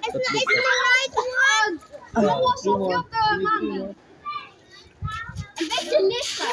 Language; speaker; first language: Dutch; early bilingual, other home language; Filipino